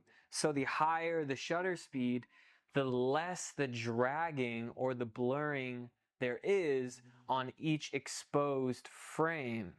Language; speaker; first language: English; native; English